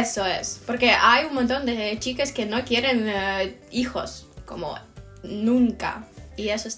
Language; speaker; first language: Spanish; non-native, fluent; Ukrainian